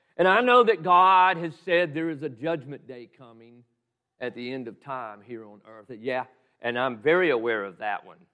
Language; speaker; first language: English; native; English